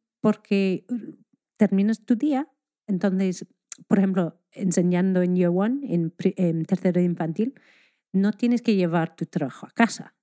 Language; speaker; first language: Spanish; non-native, fluent; English